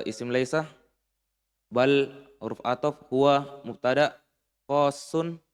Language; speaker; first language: Arabic; non-native, learner; Indonesian